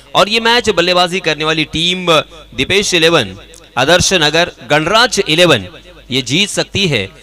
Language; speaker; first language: Hindi; non-native, local second language; Marathi